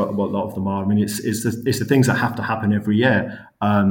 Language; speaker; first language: English; native; English